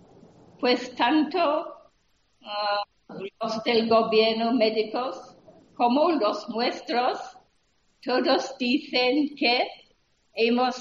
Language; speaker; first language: Spanish; non-native, fluent; English